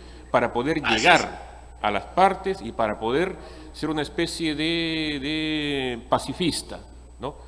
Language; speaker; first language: Spanish; native; Spanish